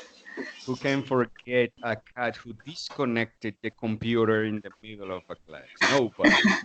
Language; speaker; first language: English; non-native, fluent; Spanish